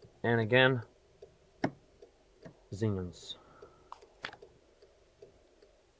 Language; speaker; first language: English; non-native, fluent; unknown